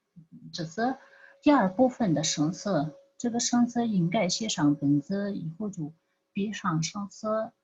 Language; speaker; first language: Chinese; non-native, fluent; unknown